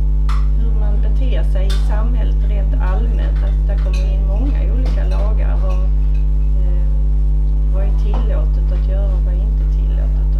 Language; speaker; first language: Swedish; native; Swedish